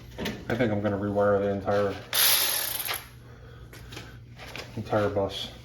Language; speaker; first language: English; native; English